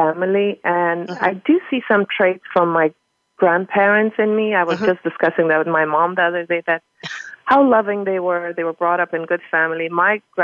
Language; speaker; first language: English; non-native, fluent; Persian